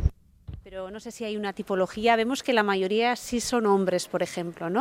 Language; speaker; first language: Spanish; native; Spanish